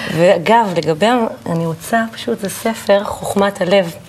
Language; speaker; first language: Hebrew; native; Hebrew